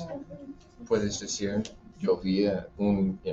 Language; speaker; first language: Spanish; non-native, fluent; English